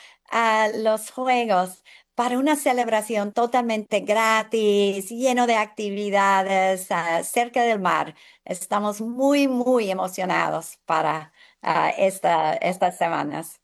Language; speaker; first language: Spanish; non-native, fluent; English